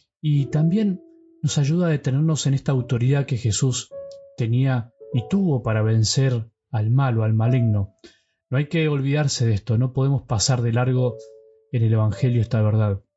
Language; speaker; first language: Spanish; native; Spanish